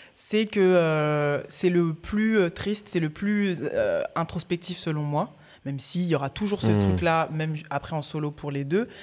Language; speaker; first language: French; native; French